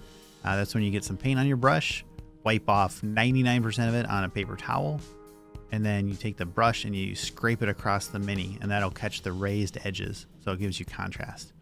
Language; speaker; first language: English; native; English